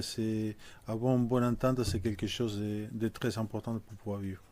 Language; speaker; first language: French; non-native, fluent; Spanish